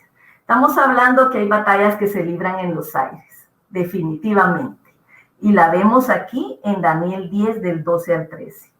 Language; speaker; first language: Spanish; native; Spanish